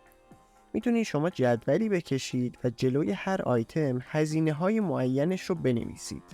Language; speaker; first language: Persian; native; Persian